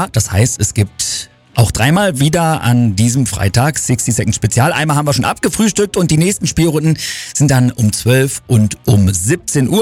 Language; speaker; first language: German; native; German